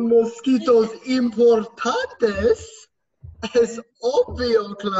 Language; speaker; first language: Spanish; non-native, fluent; English